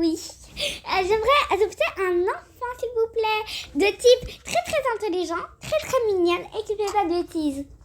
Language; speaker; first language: French; native; French